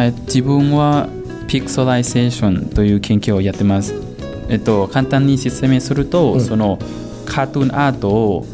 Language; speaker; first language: Japanese; non-native, fluent; Lao